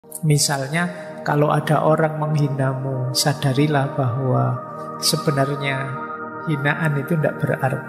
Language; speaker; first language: Indonesian; native; Indonesian